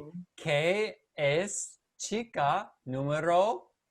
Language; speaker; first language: Spanish; non-native, fluent; English